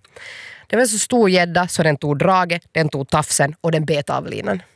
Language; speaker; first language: Swedish; native; Swedish